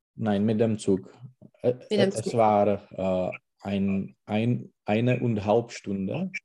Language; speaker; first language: German; non-native, learner; Czech